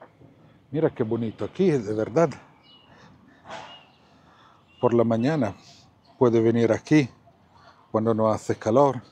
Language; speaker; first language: Spanish; non-native, fluent; Italian